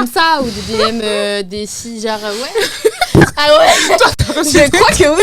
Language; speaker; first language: French; native; French